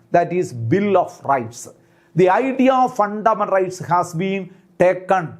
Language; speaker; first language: English; non-native, local second language; Malayalam